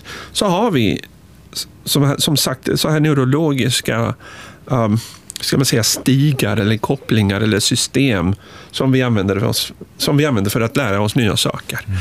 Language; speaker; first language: Swedish; non-native, fluent; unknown